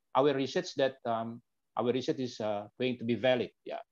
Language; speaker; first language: English; non-native, fluent; Indonesian